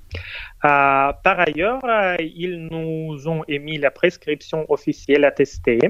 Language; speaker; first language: French; non-native, fluent; Russian